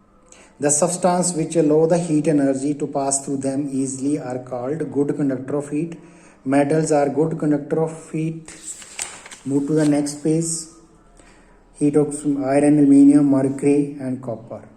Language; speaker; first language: English; non-native, local second language; Hindi